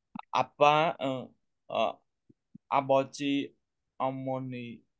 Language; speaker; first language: Korean; non-native, learner; Vietnamese